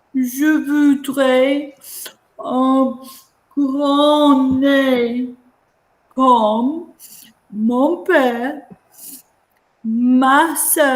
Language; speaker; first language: French; non-native, fluent; English